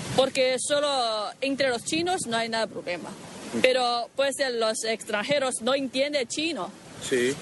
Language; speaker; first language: Spanish; non-native, learner; Chinese